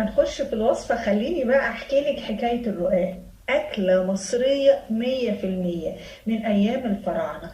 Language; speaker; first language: Arabic; native; Arabic